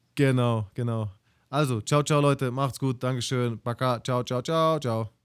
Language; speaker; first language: German; early bilingual, other home language; Russian